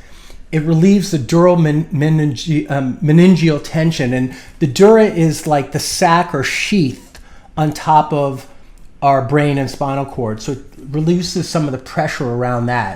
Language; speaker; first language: English; native; English